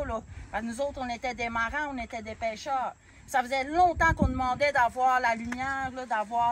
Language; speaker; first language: French; native; French